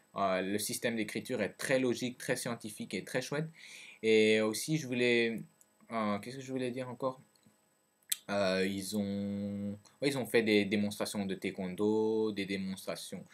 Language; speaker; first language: French; early bilingual, other home language; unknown